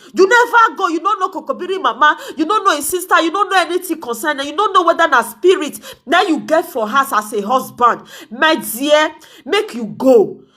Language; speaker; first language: Nigerian Pidgin; native; Nigerian Pidgin